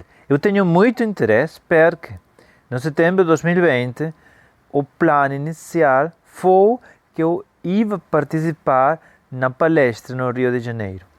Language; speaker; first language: Portuguese; non-native, fluent; Spanish